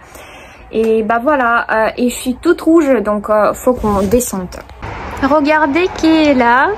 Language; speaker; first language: French; non-native, fluent; Russian